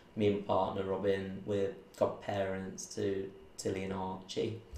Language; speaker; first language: English; native; English